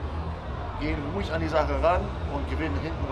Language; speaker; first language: German; native; German